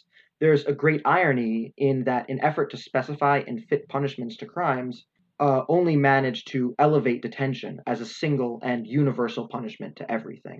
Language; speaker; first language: English; native; English